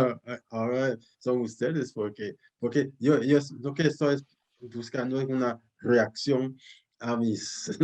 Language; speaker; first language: Spanish; non-native, fluent; English